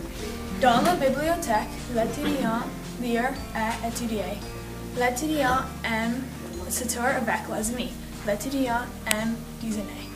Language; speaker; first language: French; non-native, learner; English